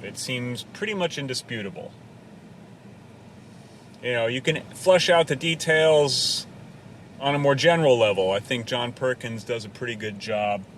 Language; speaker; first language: English; native; English